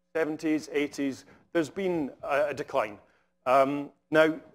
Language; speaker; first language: English; native; English